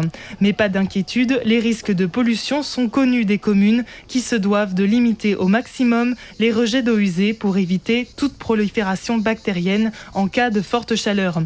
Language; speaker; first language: French; native; French